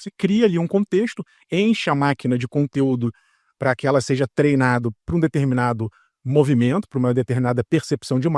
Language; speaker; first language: Portuguese; native; Portuguese